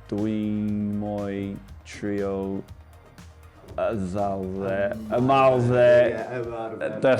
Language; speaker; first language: Welsh; non-native, learner; English